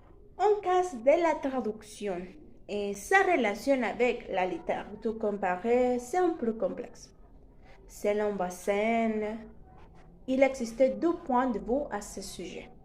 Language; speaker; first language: French; non-native, learner; Spanish